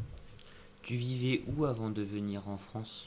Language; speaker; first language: French; native; French